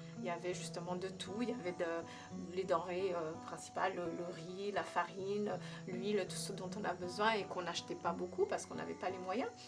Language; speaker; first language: French; early bilingual, other home language; Kabuverdianu